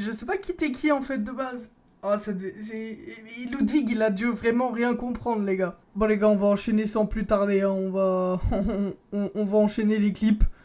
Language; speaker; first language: French; native; French